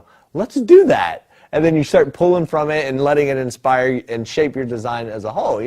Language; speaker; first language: English; native; English